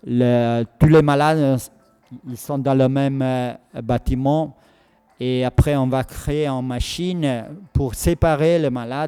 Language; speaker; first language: French; non-native, fluent; Italian